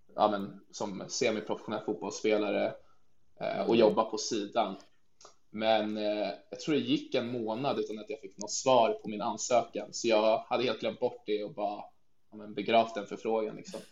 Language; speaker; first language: Swedish; native; Swedish